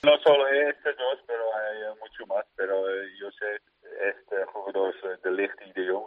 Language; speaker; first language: Spanish; non-native, fluent; Dutch